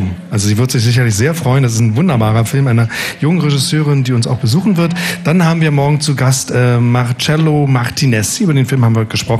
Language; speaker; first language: German; native; German